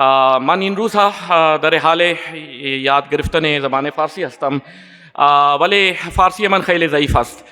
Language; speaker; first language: Persian; non-native, learner; Urdu